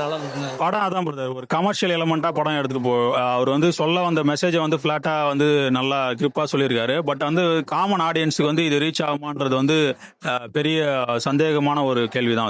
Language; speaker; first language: Tamil; native; Tamil